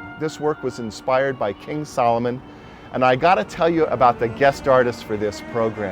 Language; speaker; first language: English; native; English